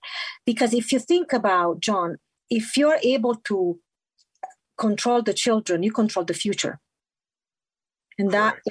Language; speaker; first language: English; non-native, fluent; Italian